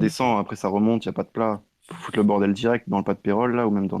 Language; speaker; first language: French; native; French